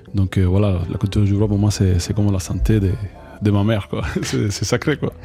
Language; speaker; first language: French; non-native, fluent; Spanish